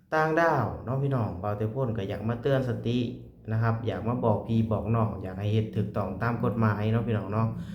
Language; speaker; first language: Thai; native; Thai